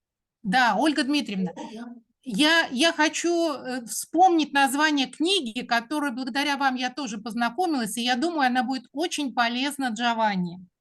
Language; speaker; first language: Russian; native; Russian